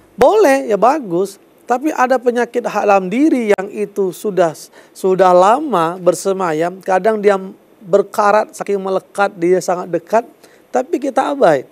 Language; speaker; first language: Indonesian; native; Indonesian